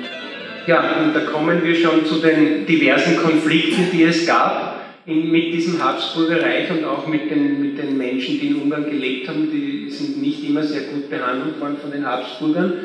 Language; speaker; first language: German; native; German